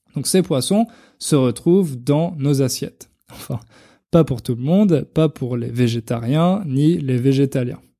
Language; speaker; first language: French; native; French